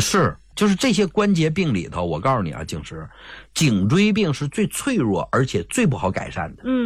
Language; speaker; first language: Chinese; native; Chinese